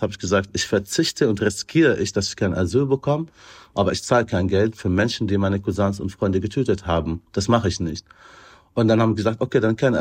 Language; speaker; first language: German; non-native, fluent; Arabic